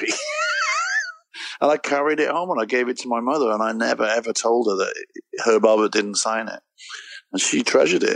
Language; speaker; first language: English; native; English